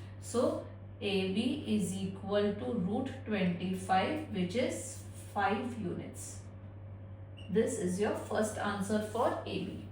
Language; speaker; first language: English; non-native, local second language; Hindi